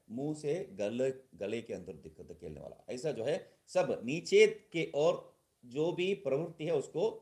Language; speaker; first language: Hindi; non-native, local second language; Tamil